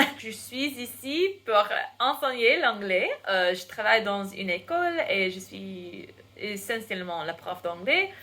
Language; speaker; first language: French; non-native, fluent; English